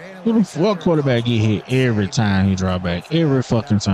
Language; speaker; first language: English; native; English